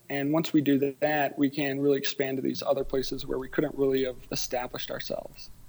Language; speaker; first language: English; native; English